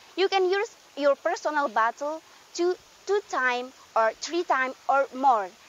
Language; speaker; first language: English; non-native, learner; Indonesian